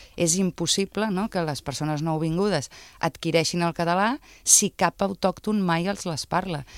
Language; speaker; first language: Catalan; native; Catalan